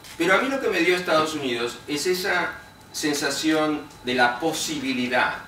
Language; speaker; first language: Spanish; native; Spanish